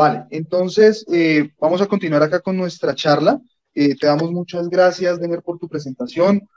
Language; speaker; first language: Spanish; native; Spanish